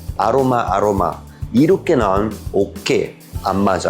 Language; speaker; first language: Korean; non-native, learner; French